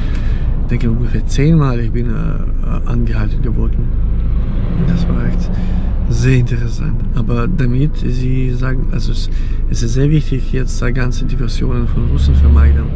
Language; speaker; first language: German; non-native, fluent; Ukrainian